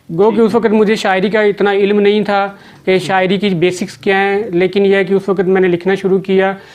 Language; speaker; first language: Urdu; non-native, local second language; Pahari-Potwari